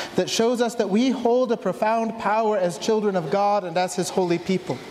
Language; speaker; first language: English; native; English